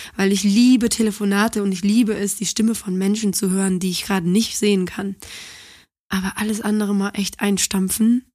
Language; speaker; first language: German; native; German